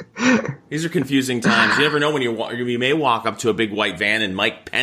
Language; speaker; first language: English; native; English